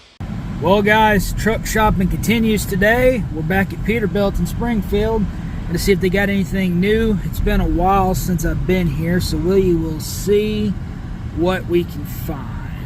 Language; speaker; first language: English; native; English